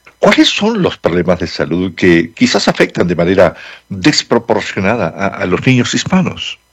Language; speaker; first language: Spanish; native; Spanish